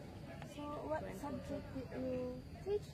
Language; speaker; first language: English; non-native, learner; Javanese